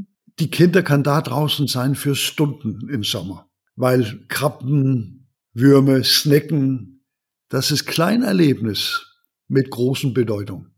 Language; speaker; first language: German; non-native, learner; Danish